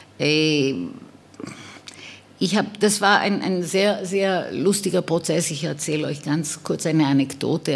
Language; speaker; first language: German; non-native, fluent; Hebrew